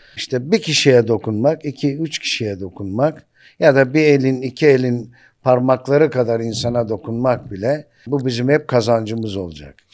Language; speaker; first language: Turkish; native; Turkish